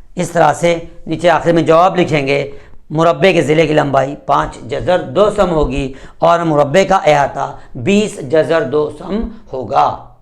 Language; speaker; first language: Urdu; native; Urdu